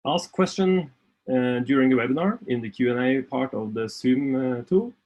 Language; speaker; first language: English; non-native, fluent; Norwegian